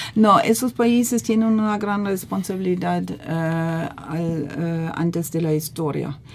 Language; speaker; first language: Spanish; non-native, fluent; German